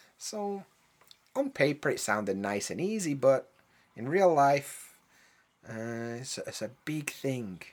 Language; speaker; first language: English; native; English